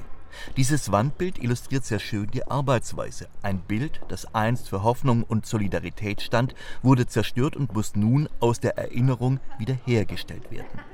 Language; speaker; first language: German; native; German